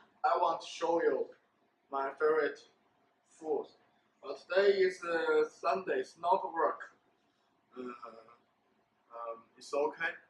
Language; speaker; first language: English; non-native, learner; Chinese